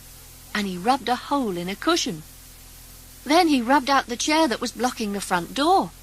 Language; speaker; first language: English; native; English